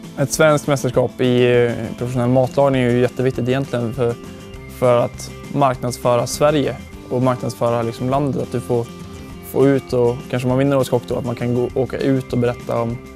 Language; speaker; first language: Swedish; native; Swedish